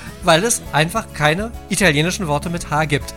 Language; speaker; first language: German; native; German